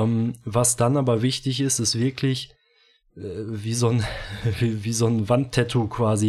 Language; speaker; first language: German; native; German